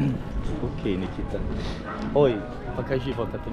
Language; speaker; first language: Russian; non-native, learner; Portuguese